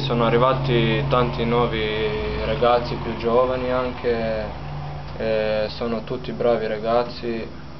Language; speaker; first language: Italian; non-native, fluent; Slovenian